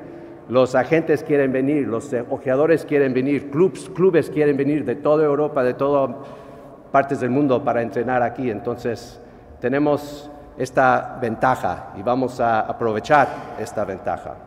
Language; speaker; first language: Spanish; non-native, fluent; English